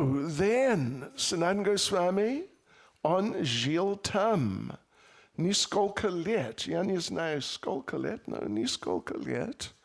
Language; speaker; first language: Russian; non-native, learner; English